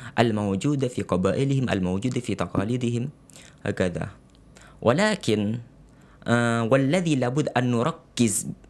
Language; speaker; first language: Arabic; non-native, fluent; Indonesian